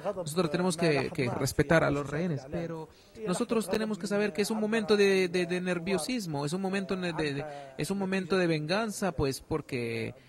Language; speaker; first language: Spanish; non-native, fluent; Arabic